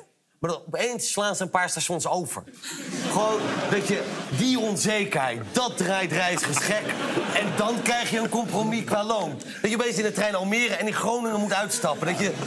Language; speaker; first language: Dutch; native; Dutch